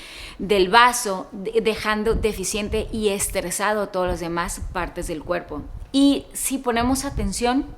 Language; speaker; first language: Spanish; native; Spanish